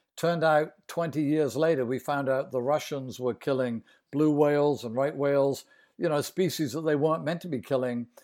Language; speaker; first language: English; native; English